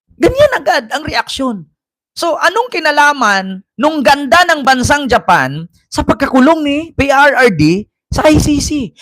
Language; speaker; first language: Filipino; native; Filipino